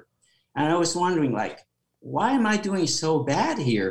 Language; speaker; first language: English; non-native, fluent; Khmer